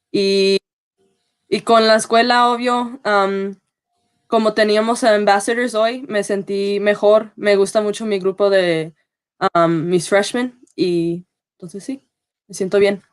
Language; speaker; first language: Spanish; early bilingual, heritage; Spanish